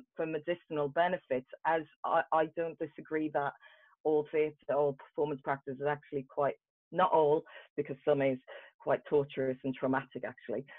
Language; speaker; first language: English; native; English